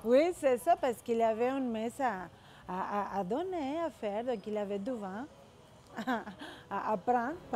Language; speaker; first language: French; non-native, fluent; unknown